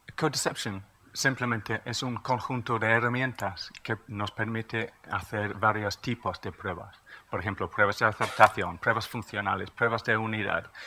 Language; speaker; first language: Spanish; non-native, fluent; English